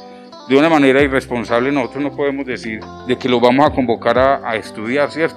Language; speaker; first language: Spanish; native; Spanish